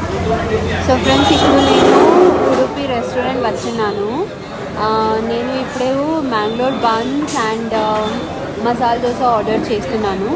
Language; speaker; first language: Telugu; non-native, learner; Kannada